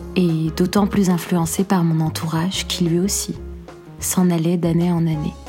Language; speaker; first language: French; non-native, local second language; Arabic